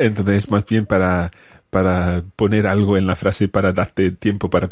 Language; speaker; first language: Spanish; non-native, fluent; English